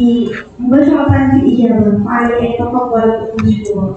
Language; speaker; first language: Arabic; non-native, learner; Indonesian